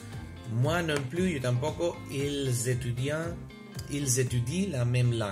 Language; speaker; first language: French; non-native, learner; Spanish